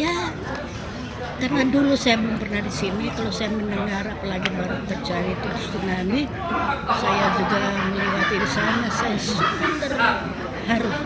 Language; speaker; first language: Indonesian; non-native, fluent; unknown